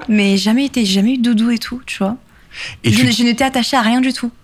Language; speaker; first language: French; native; French